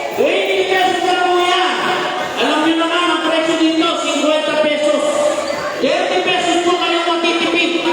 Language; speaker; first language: Filipino; native; Filipino